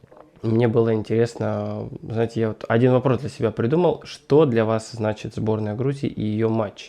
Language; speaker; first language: Russian; native; Russian